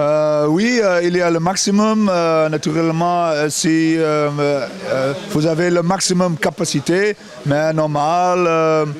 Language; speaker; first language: French; non-native, learner; Dutch